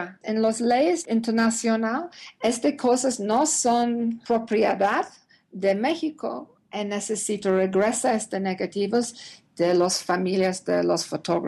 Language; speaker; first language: Spanish; non-native, learner; English